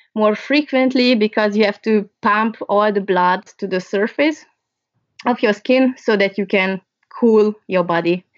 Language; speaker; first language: English; early bilingual, other home language; Hungarian